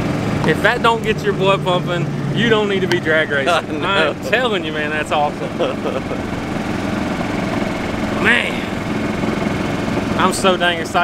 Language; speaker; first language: English; native; English